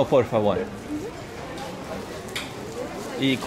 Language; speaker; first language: Spanish; non-native, learner; Norwegian